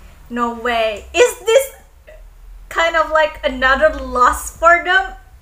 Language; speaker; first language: English; non-native, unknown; Indonesian